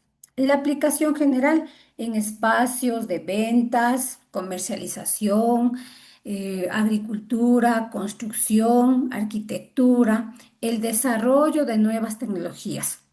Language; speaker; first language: Spanish; native; Spanish